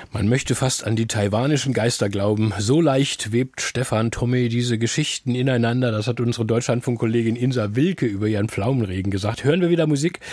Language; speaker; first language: German; native; German